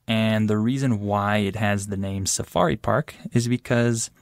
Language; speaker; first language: English; native; English